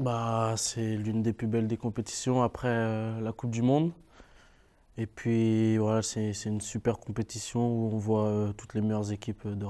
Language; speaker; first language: French; native; French